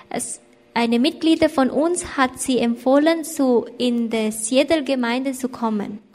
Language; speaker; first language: German; non-native, learner; Thai